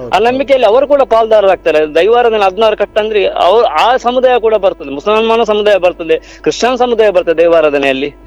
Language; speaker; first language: Kannada; non-native, local second language; Tulu